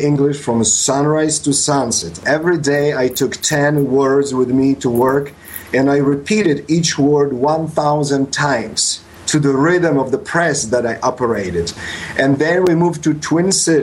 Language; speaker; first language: English; non-native, fluent; Polish